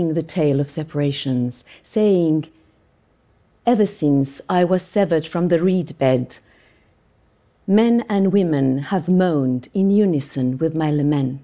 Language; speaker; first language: English; non-native, fluent; Persian